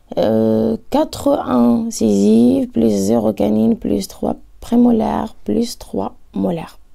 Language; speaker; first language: French; non-native, local second language; Arabic